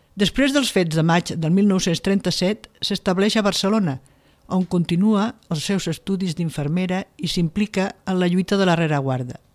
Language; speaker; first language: Catalan; native; Catalan